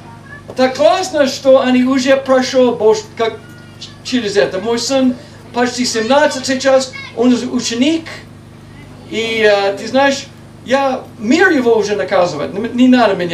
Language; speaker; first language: Russian; non-native, learner; English